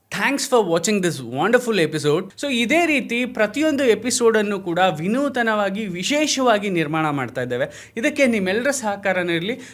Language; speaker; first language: Kannada; native; Kannada